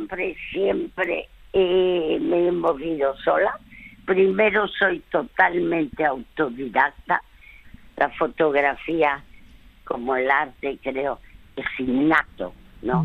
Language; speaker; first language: Spanish; early bilingual, other home language; French